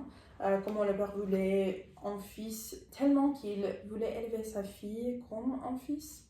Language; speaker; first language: French; non-native, learner; English